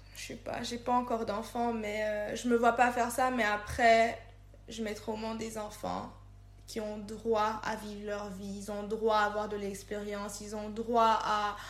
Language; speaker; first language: French; non-native, local second language; Lingala